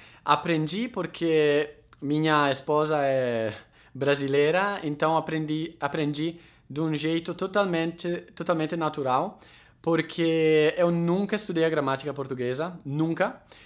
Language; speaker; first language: Portuguese; non-native, fluent; Italian